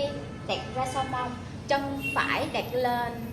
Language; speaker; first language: Vietnamese; native; Vietnamese